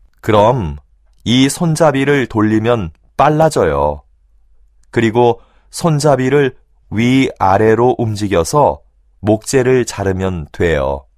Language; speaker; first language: Korean; native; Korean